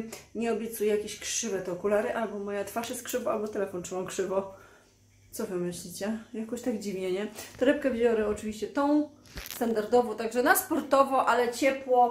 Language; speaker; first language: Polish; native; Polish